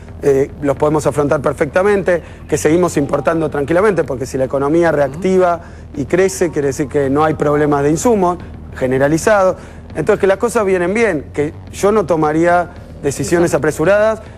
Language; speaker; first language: Spanish; native; Spanish